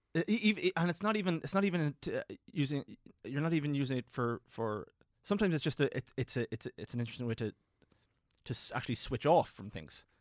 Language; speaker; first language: English; native; English